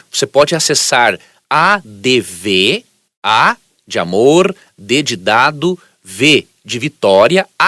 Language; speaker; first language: Portuguese; native; Portuguese